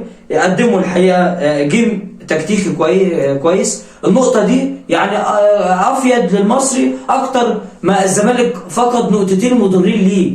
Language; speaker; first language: Arabic; native; Arabic